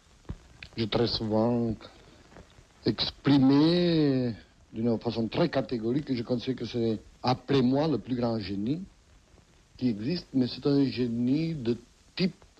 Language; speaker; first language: French; non-native, fluent; Catalan